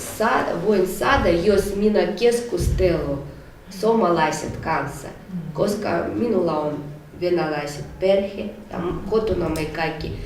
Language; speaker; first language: Finnish; non-native, learner; Russian